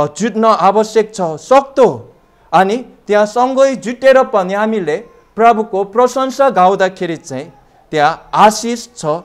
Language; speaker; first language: Nepali; non-native, fluent; Korean